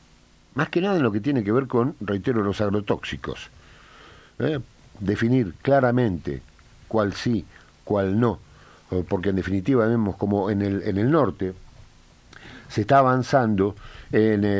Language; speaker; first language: Spanish; native; Spanish